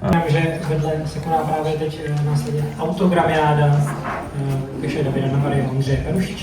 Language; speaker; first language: Czech; native; Czech